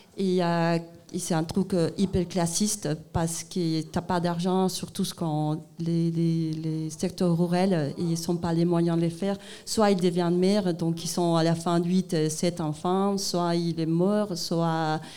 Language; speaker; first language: French; non-native, learner; Spanish